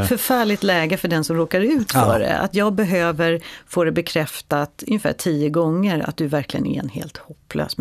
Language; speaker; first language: Swedish; native; Swedish